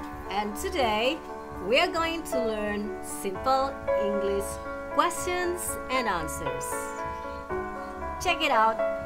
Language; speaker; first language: English; non-native, fluent; Indonesian